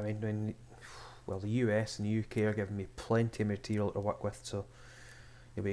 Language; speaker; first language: English; native; English